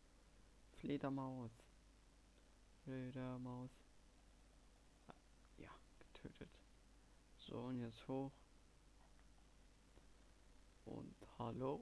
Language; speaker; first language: German; native; German